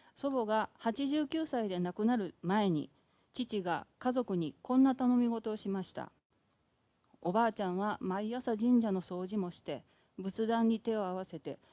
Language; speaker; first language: Japanese; native; Japanese